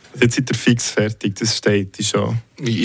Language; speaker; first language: German; native; German